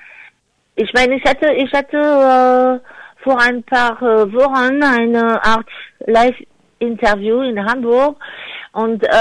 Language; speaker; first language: German; non-native, fluent; French